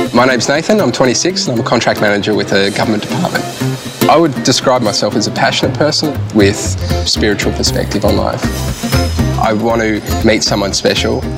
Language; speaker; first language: English; native; English